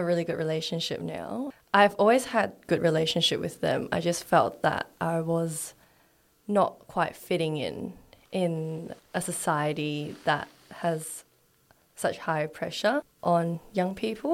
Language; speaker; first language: English; non-native, local second language; Cantonese